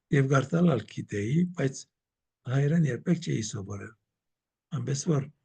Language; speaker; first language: Armenian; early bilingual, heritage; Armenian